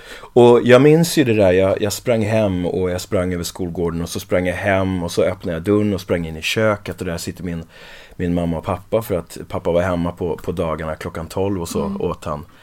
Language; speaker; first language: Swedish; early bilingual, other home language; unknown